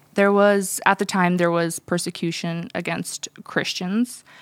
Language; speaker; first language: English; early bilingual, other home language; Russian